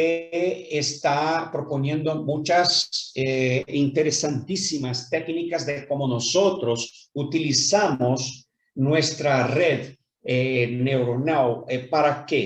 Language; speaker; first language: Spanish; non-native, fluent; Portuguese